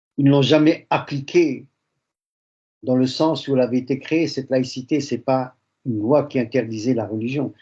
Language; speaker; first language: French; early bilingual, other home language; Arabic